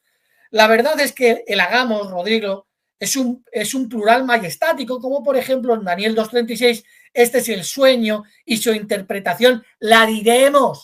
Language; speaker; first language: Spanish; native; Spanish